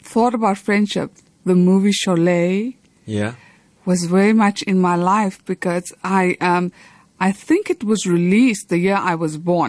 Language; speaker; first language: English; native; English